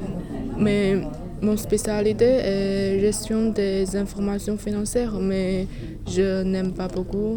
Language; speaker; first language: French; non-native, learner; Chinese